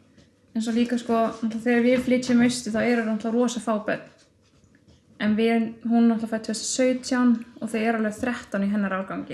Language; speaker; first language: Icelandic; native; Icelandic